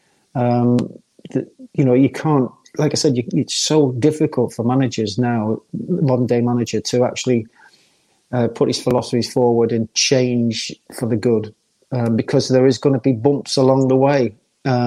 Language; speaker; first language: English; native; English